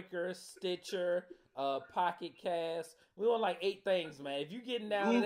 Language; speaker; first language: English; native; English